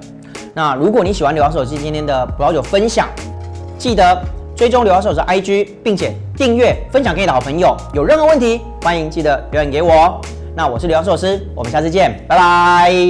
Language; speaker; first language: Chinese; native; Chinese